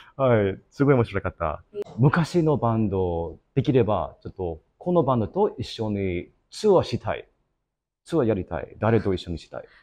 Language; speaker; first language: Japanese; non-native, learner; English